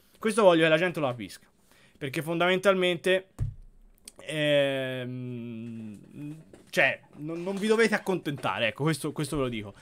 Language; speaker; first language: Italian; native; Italian